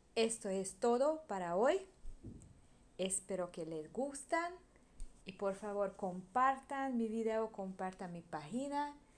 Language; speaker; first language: Spanish; non-native, learner; Hungarian